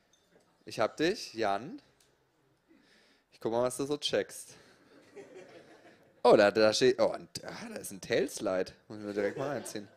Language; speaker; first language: German; native; German